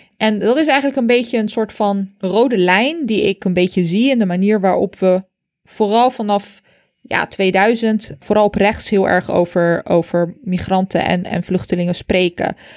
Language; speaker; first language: Dutch; early bilingual, other home language; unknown